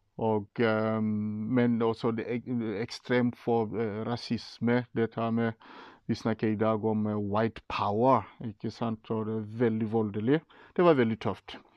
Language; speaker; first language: Norwegian; non-native, fluent; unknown